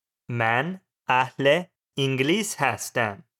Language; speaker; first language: Persian; non-native, learner; English